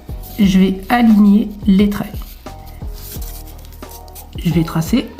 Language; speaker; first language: French; native; French